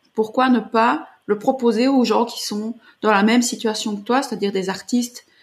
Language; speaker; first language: French; native; French